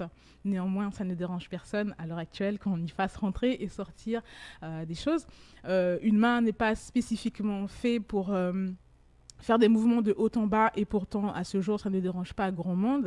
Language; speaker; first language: French; native; French